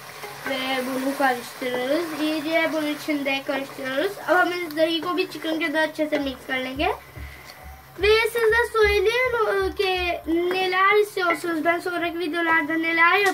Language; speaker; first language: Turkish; non-native, learner; Urdu